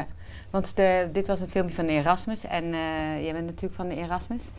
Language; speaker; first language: Dutch; native; Dutch